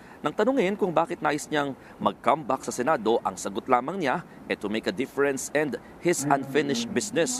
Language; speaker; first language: Filipino; native; Filipino